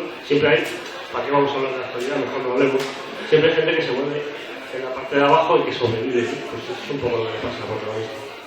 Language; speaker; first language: Spanish; native; Spanish